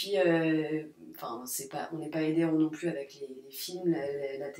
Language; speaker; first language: French; native; French